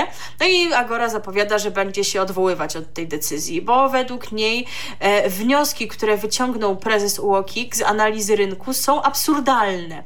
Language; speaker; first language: Polish; native; Polish